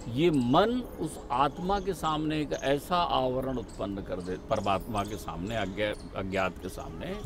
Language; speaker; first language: Hindi; native; Hindi